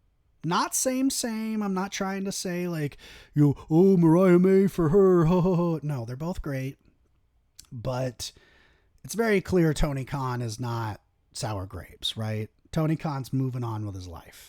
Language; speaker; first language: English; native; English